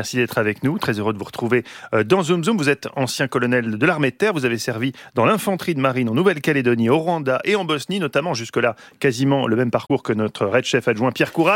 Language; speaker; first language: French; native; French